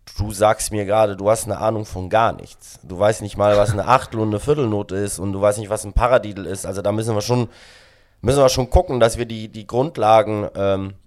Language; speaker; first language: German; non-native, local second language; Romansh